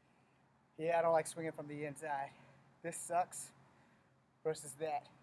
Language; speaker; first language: English; native; English